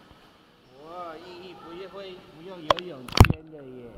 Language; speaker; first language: Chinese; native; Chinese